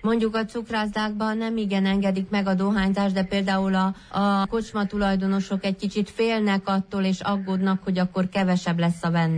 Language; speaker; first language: Hungarian; native; Hungarian